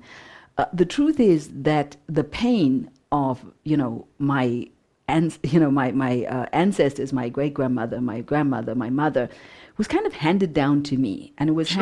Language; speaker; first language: English; non-native, local second language; Shona